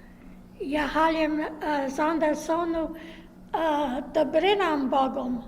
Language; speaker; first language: Polish; early bilingual, heritage; Polish